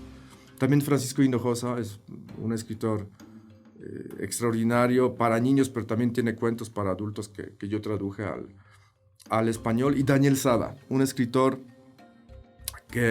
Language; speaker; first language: Spanish; non-native, fluent; Polish